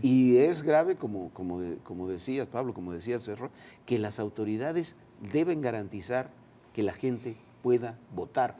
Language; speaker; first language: Spanish; native; Spanish